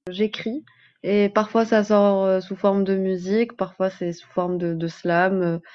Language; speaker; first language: French; non-native, local second language; Arabic